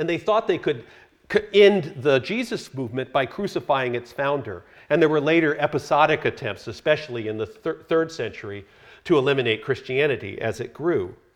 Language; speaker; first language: English; native; English